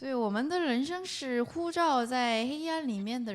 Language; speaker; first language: Chinese; non-native, fluent; Korean